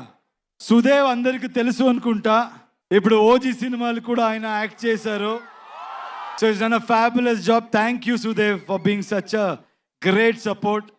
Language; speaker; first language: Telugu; non-native, fluent; Kannada